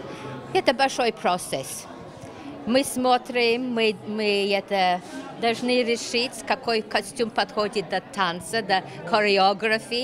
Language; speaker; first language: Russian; early bilingual, heritage; Russian